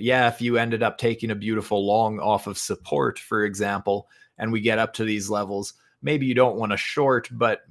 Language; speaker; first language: English; native; English